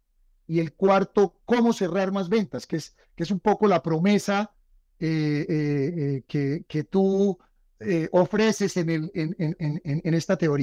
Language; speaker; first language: Spanish; native; Spanish